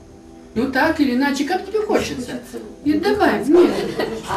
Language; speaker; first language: Russian; non-native, fluent; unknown